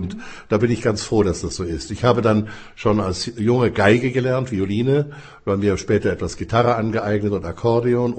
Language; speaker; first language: German; native; German